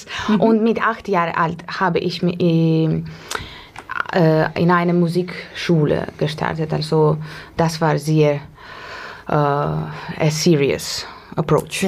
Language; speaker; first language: German; non-native, fluent; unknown